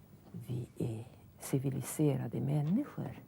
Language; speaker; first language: Swedish; non-native, fluent; Hungarian